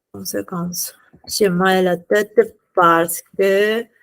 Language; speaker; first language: French; non-native, fluent; Spanish